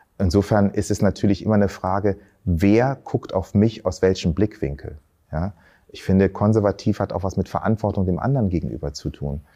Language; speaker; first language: German; early bilingual, other home language; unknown